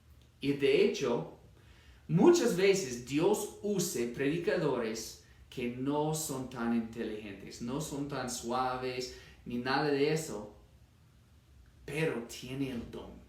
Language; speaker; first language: Spanish; non-native, fluent; English